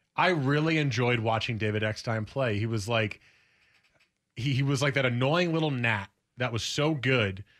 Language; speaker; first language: English; native; English